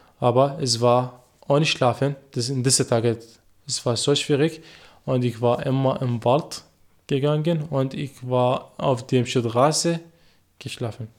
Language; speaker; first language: German; non-native, learner; Arabic